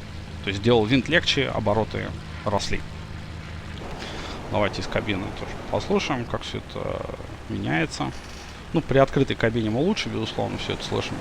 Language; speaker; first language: Russian; native; Russian